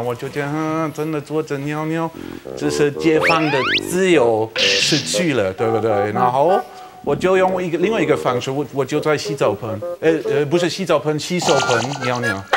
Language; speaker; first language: Chinese; non-native, fluent; German